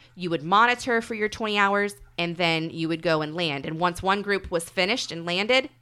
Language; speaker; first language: English; native; English